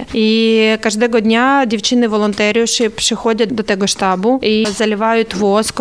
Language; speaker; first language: Polish; non-native, learner; Ukrainian